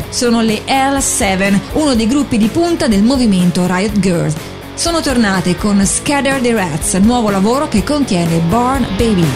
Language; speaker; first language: Italian; native; Italian